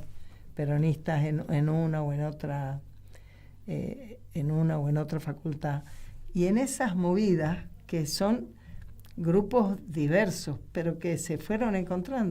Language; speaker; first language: Spanish; native; Spanish